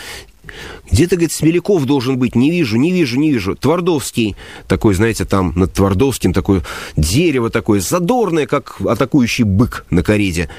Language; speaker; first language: Russian; native; Russian